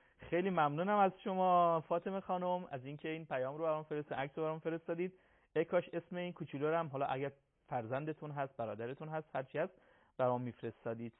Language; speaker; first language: Persian; native; Persian